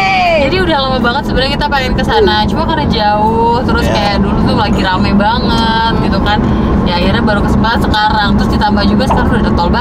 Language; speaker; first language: Indonesian; native; Indonesian